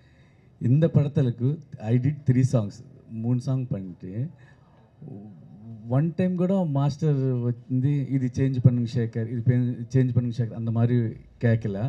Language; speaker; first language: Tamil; non-native, learner; Telugu